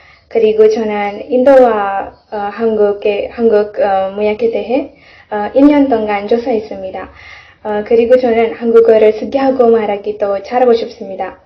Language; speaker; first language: Korean; non-native, learner; Marathi